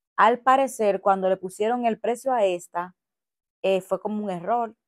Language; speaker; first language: Spanish; native; Spanish